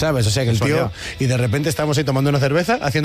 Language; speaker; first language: Spanish; native; Spanish